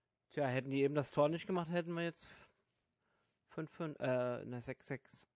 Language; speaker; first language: German; native; German